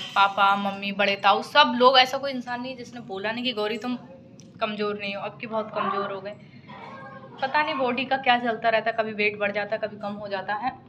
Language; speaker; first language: Hindi; native; Hindi